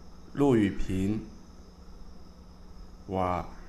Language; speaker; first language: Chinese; non-native, learner; Somali